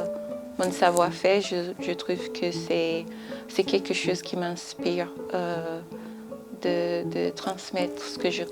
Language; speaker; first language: French; non-native, fluent; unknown